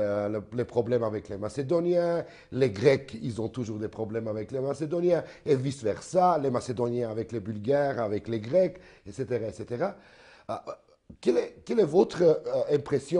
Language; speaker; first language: French; non-native, fluent; Macedonian